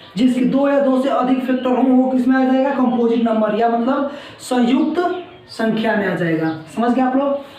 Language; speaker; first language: Hindi; native; Hindi